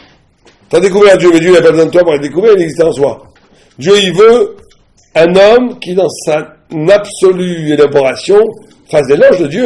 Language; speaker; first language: French; native; French